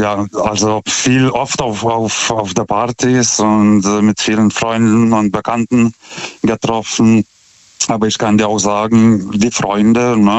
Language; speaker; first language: German; non-native, fluent; Lithuanian